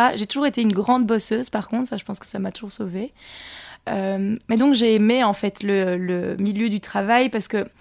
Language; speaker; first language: French; native; French